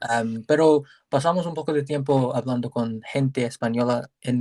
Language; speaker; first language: Spanish; non-native, learner; English